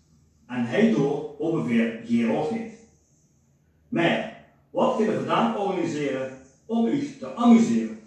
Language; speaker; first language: Dutch; native; Dutch